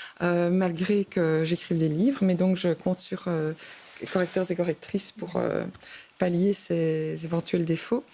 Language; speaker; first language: French; native; French